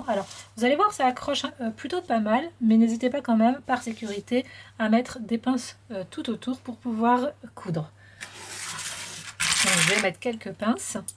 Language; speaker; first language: French; native; French